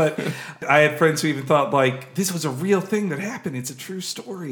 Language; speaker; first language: English; native; English